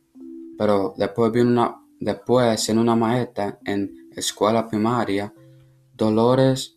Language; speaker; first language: Spanish; non-native, learner; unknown